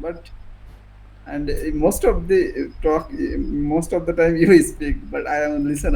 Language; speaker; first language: English; non-native, learner; Bangla